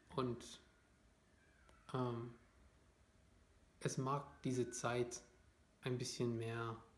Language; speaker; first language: German; non-native, fluent; English